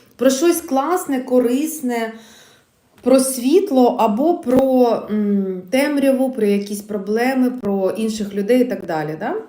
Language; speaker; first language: Ukrainian; non-native, local second language; Russian